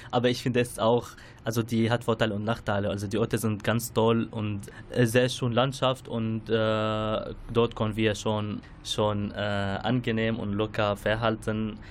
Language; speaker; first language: German; non-native, learner; Arabic